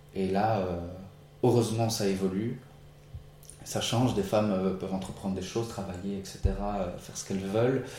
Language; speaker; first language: French; native; French